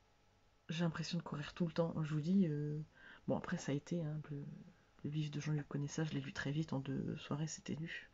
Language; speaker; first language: French; native; French